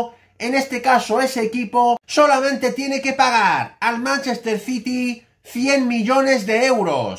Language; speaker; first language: Spanish; native; Spanish